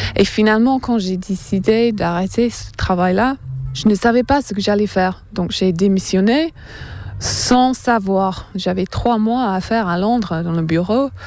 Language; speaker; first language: French; non-native, fluent; English